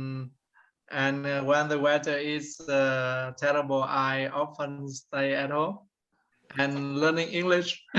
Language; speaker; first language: English; non-native, learner; Vietnamese